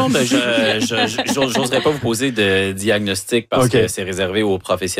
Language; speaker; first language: French; native; French